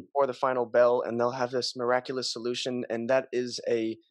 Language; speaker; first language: English; native; English